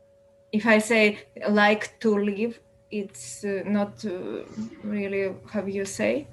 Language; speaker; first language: English; non-native, learner; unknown